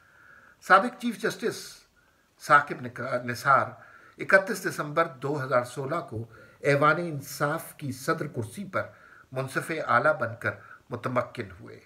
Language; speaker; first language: Urdu; native; Urdu